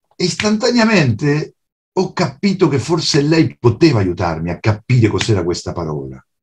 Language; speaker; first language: Italian; non-native, fluent; Spanish